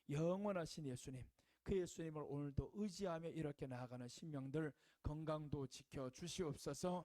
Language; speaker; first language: Korean; native; Korean